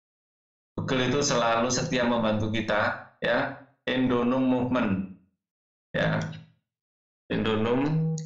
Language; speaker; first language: Indonesian; native; Indonesian